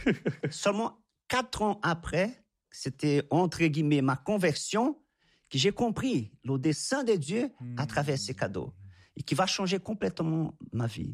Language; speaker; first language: French; non-native, fluent; Portuguese